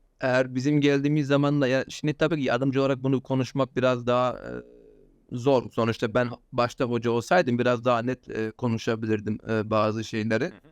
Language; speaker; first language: Turkish; early bilingual, heritage; Turkish